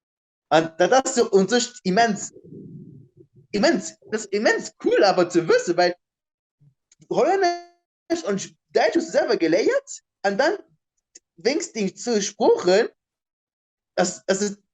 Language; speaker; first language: German; non-native, local second language; Luxembourgish